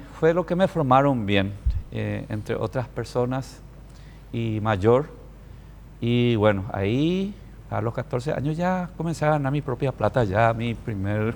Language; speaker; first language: Spanish; native; Spanish